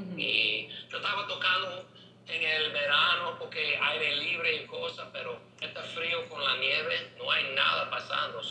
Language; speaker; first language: Spanish; non-native, learner; English